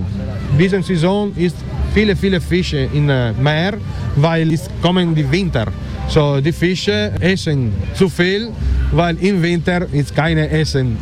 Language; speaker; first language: German; non-native, learner; Italian